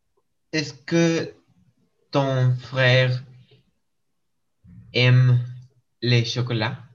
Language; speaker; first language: French; non-native, learner; English